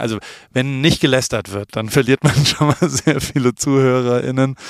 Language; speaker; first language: German; native; German